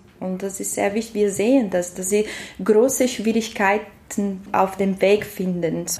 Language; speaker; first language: German; non-native, learner; Portuguese